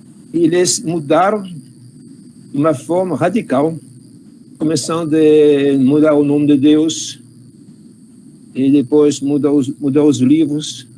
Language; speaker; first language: Portuguese; non-native, fluent; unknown